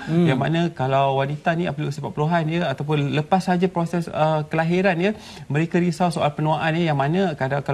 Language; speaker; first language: Malay; native; Malay